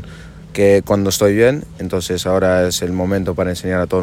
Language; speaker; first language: Spanish; non-native, fluent; English